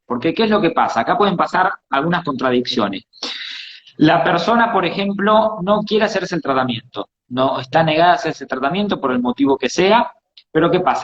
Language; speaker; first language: Spanish; native; Spanish